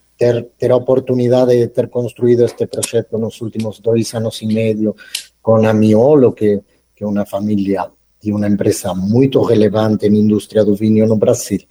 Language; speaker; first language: Portuguese; non-native, fluent; Spanish